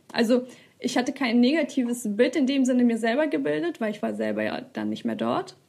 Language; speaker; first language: German; early bilingual, other home language; Russian